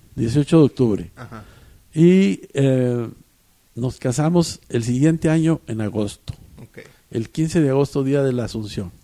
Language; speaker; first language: Spanish; native; Spanish